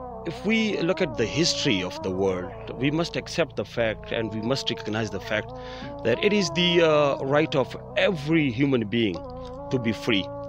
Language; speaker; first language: English; non-native, local second language; Pashto